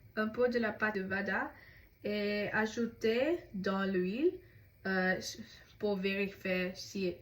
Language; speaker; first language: French; non-native, learner; Tamil